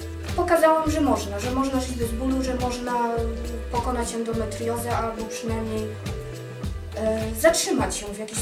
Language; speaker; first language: Polish; native; Polish